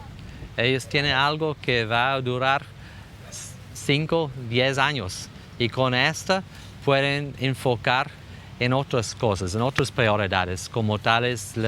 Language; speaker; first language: Spanish; non-native, fluent; English